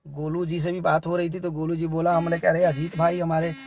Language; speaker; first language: Hindi; native; Hindi